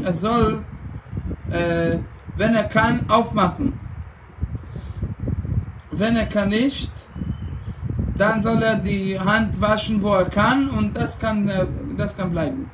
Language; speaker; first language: German; non-native, fluent; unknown